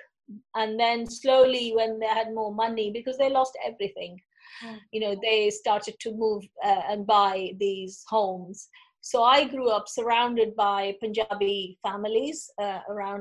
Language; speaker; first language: English; non-native, local second language; Bangla